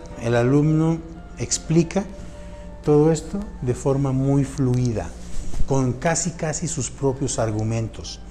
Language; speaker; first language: Spanish; native; Spanish